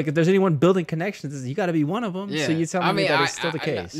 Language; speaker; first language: English; native; English